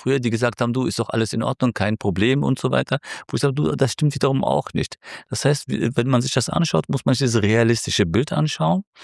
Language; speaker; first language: German; early bilingual, other home language; Turkish